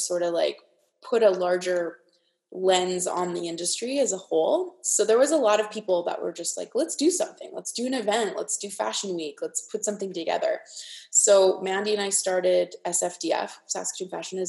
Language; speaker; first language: English; native; English